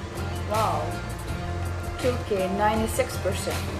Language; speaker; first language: English; non-native, fluent; Urdu